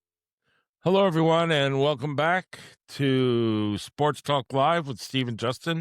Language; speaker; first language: English; native; English